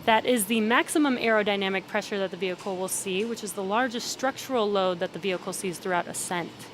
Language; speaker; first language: English; native; English